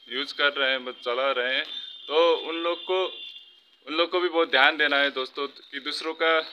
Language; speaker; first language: Hindi; non-native, local second language; Nepali